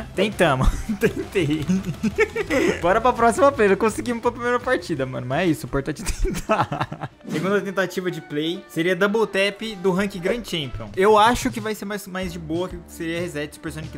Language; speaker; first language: Portuguese; native; Portuguese